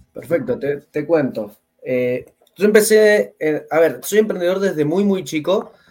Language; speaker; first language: Spanish; native; Spanish